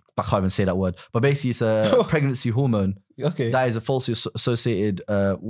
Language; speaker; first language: English; native; English